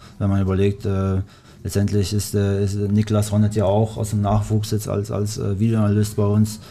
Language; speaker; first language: German; early bilingual, other home language; Albanian